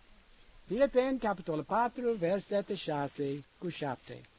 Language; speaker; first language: Romanian; non-native, learner; English